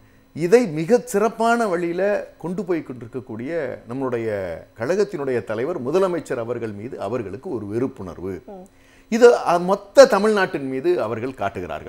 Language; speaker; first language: Tamil; native; Tamil